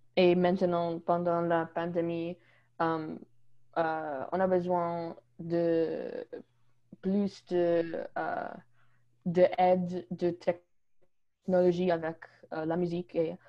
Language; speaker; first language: French; non-native, learner; English